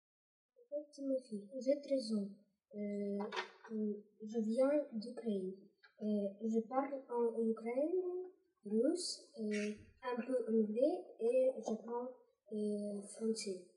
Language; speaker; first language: French; non-native, learner; Ukrainian